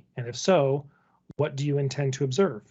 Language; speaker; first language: English; native; English